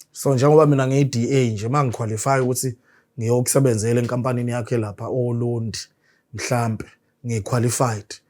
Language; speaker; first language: Zulu; native; Zulu